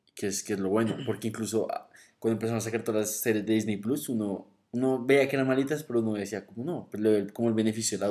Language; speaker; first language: Spanish; native; Spanish